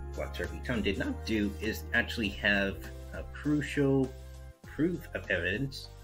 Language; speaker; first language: English; native; English